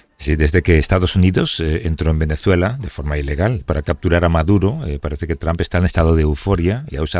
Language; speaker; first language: Spanish; native; Spanish